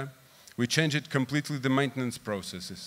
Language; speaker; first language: English; non-native, fluent; Portuguese